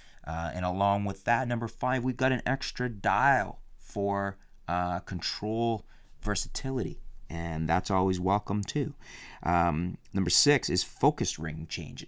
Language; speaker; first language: English; native; English